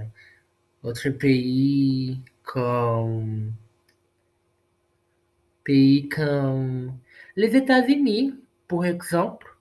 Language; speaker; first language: French; non-native, learner; Portuguese